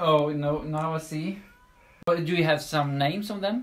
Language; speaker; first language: English; non-native, fluent; Swedish